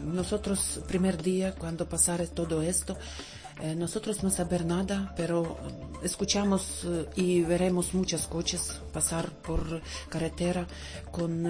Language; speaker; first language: Spanish; non-native, learner; Russian